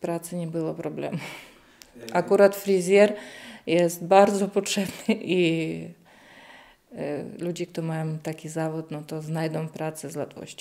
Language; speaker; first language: Polish; early bilingual, heritage; Polish